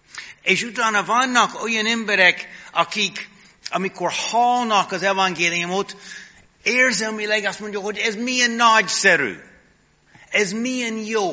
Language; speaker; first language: Hungarian; non-native, fluent; English